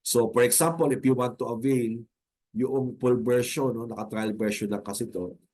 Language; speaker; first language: English; non-native, local second language; Filipino